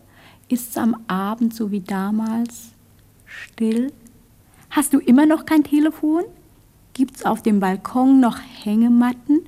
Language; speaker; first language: German; early bilingual, other home language; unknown